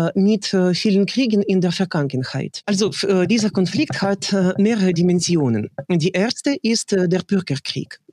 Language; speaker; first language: German; non-native, fluent; Russian